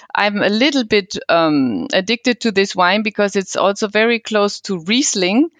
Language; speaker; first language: English; non-native, fluent; German